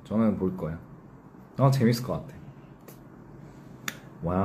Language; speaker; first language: Korean; early bilingual, heritage; English